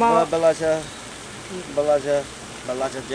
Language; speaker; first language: Indonesian; non-native, learner; Dutch